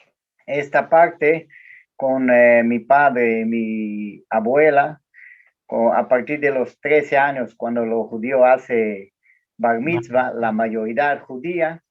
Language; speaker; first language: Spanish; non-native, learner; Portuguese